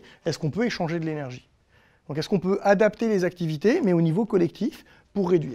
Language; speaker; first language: French; native; French